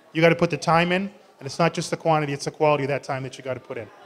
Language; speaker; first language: English; native; English